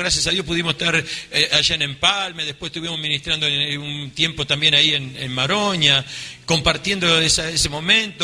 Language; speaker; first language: Spanish; native; Spanish